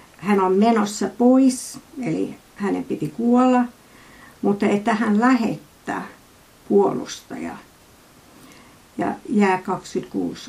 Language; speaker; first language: Finnish; non-native, fluent; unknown